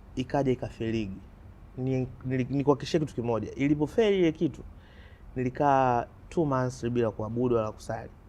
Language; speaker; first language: Swahili; native; Swahili